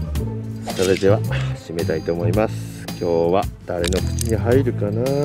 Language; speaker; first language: Japanese; native; Japanese